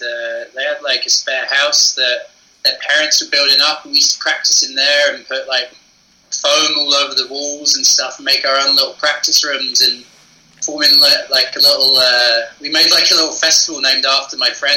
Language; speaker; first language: English; native; English